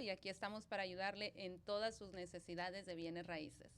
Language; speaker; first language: Spanish; early bilingual, other home language; English